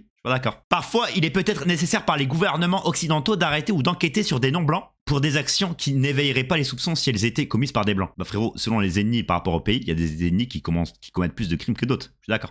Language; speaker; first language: French; native; French